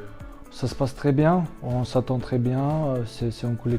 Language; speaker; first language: French; non-native, fluent; Slovenian